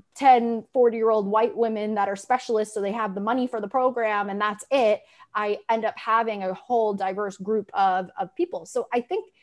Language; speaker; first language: English; native; English